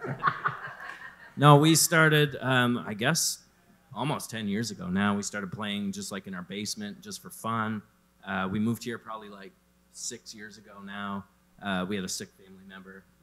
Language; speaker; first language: English; native; English